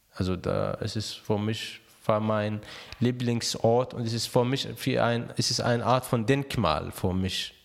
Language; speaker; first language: German; non-native, fluent; Arabic